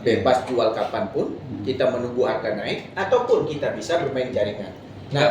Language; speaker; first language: Indonesian; native; Indonesian